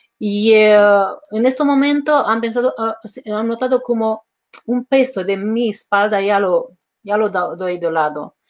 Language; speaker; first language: Spanish; non-native, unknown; Romanian